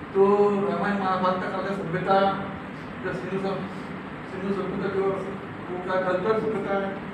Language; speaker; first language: Hindi; non-native, local second language; Marathi